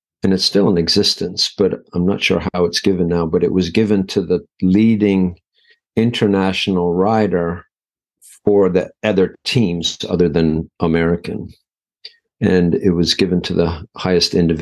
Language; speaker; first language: English; native; English